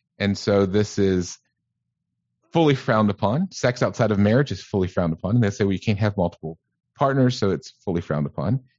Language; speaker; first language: English; native; English